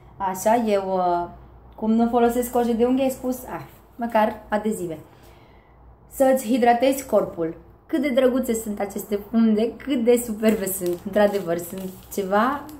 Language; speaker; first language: Romanian; early bilingual, heritage; Romanian